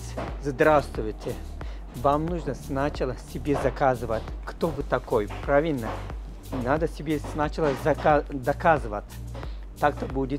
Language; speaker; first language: Russian; non-native, fluent; Turkish